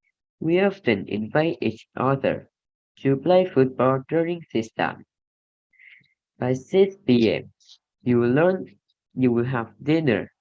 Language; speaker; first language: English; non-native, learner; Vietnamese